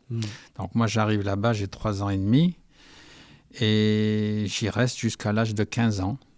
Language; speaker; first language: French; early bilingual, heritage; French